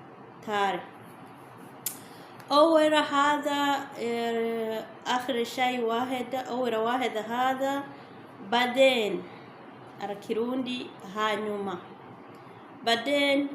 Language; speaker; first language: Arabic; non-native, learner; Rundi